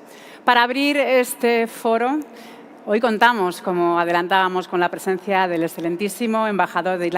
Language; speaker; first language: Spanish; native; Spanish